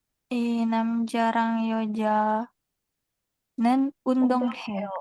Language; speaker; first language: Korean; non-native, learner; Indonesian